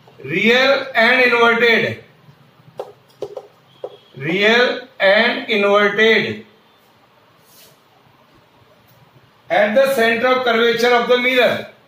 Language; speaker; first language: English; non-native, local second language; Hindi